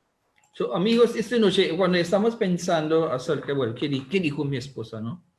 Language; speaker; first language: Spanish; non-native, learner; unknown